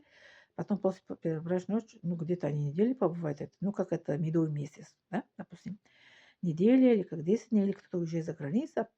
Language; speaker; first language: Russian; non-native, local second language; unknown